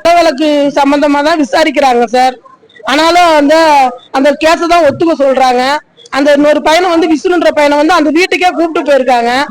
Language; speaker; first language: Tamil; native; Tamil